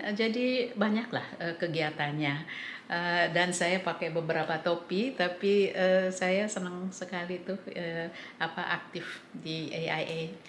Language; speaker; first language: Indonesian; early bilingual, heritage; English